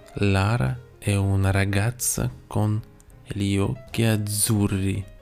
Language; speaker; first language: Italian; non-native, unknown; Russian